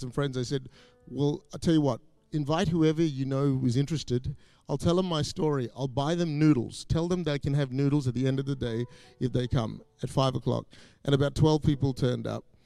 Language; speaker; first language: English; native; English